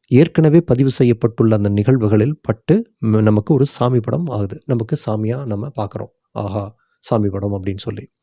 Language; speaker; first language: Tamil; native; Tamil